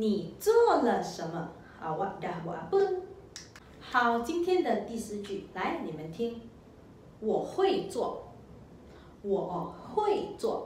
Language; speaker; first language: Chinese; non-native, local second language; Malay